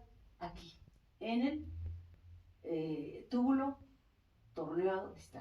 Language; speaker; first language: Spanish; native; Spanish